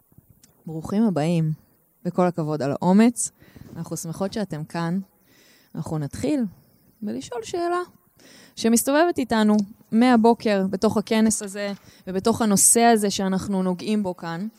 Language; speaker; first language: Hebrew; native; Hebrew